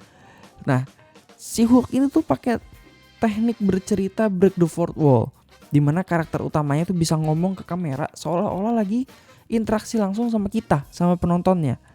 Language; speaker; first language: Indonesian; native; Indonesian